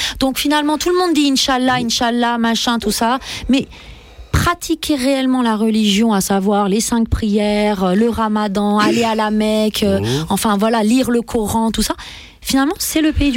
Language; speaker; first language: French; early bilingual, other home language; Persian